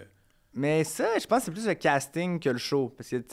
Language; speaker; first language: French; native; French